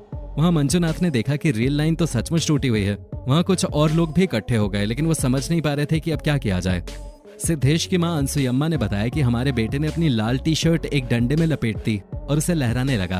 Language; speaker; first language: Hindi; native; Hindi